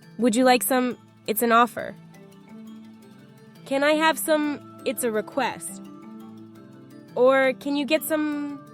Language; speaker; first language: English; non-native, fluent; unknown